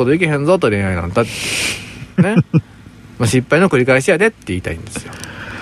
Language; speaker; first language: Japanese; native; Japanese